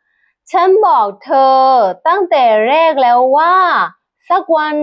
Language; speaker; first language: Thai; non-native, fluent; Burmese